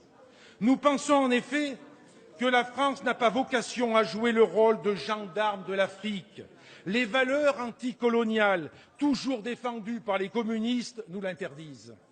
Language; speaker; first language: French; native; French